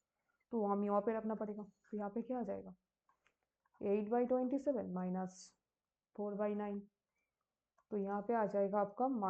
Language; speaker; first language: Hindi; native; Hindi